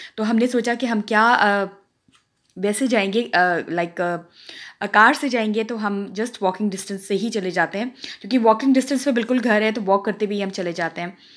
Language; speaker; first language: Urdu; non-native, local second language; Punjabi